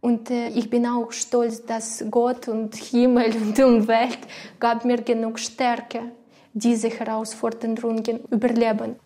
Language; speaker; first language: German; non-native, learner; Ukrainian